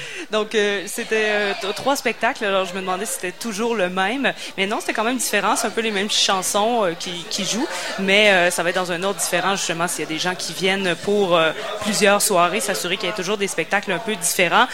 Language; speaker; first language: French; native; French